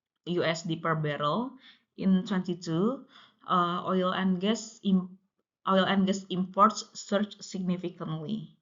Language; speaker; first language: English; non-native, local second language; Indonesian